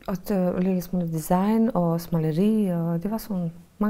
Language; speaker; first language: Danish; non-native, fluent; Bosnian